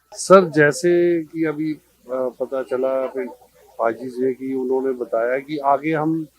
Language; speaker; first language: Hindi; non-native, local second language; Punjabi